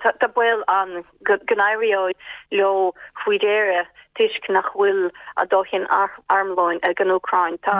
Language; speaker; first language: Irish; non-native, fluent; Ukrainian